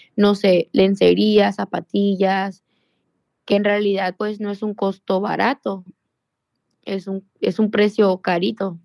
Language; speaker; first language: Spanish; native; Spanish